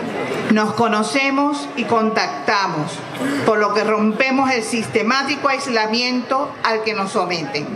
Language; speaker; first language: Spanish; native; Spanish